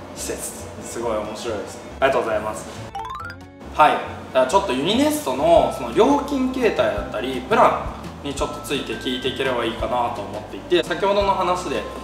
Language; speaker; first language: Japanese; native; Japanese